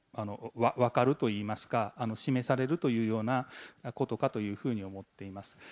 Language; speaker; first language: Japanese; native; Japanese